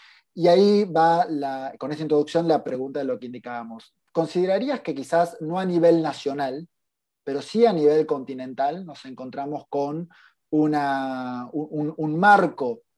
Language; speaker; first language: Spanish; native; Spanish